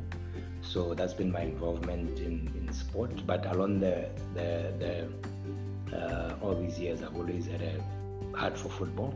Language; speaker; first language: English; non-native, local second language; Tswana